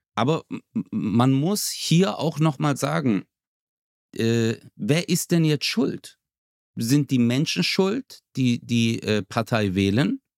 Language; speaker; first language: German; early bilingual, other home language; Turkish